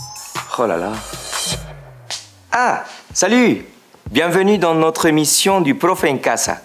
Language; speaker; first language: French; non-native, fluent; Spanish